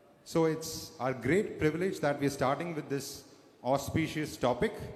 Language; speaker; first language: English; non-native, local second language; Tamil